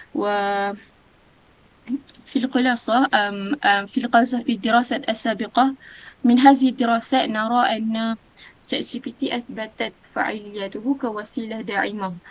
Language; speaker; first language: Arabic; non-native, learner; Malay